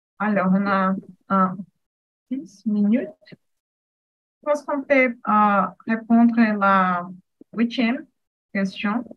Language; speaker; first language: French; non-native, fluent; Portuguese